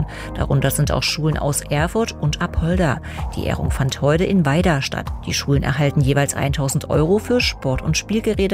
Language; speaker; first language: German; native; German